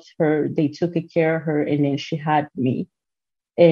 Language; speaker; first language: English; non-native, local second language; Kinyarwanda